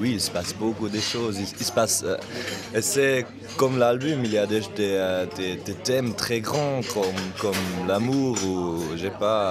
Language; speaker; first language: French; non-native, local second language; German